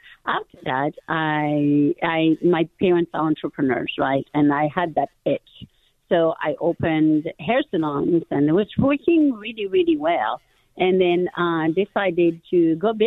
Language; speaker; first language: English; non-native, fluent; French